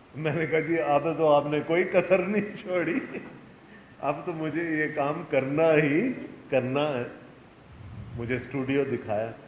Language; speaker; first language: Urdu; native; Urdu